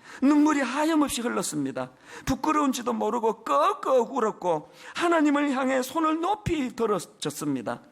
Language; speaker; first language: Korean; native; Korean